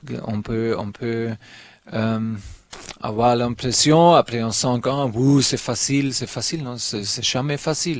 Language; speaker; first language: French; non-native, learner; German